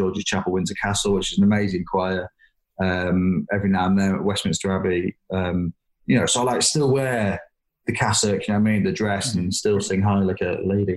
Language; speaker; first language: English; native; English